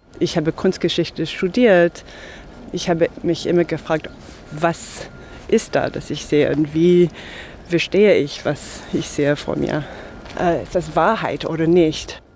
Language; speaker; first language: German; non-native, fluent; English